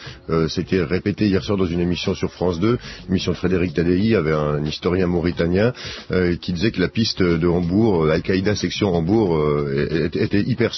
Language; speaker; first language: French; native; French